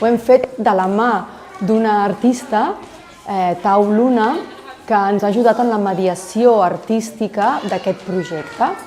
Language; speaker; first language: Catalan; native; Catalan